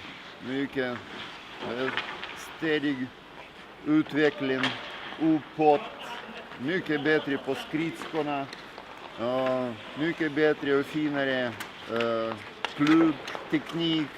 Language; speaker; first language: Swedish; non-native, fluent; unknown